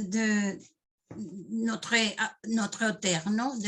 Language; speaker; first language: French; non-native, fluent; Spanish